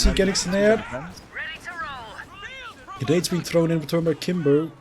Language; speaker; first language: English; non-native, fluent; Dutch